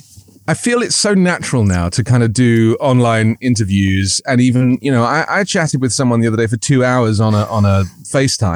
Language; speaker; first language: English; native; English